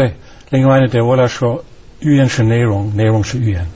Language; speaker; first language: Chinese; non-native, fluent; German